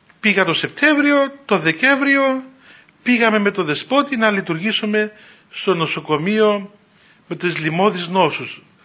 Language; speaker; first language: Greek; native; Greek